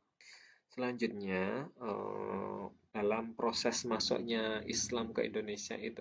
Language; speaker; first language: Indonesian; native; Indonesian